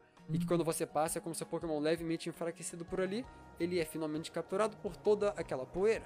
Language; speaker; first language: Portuguese; native; Portuguese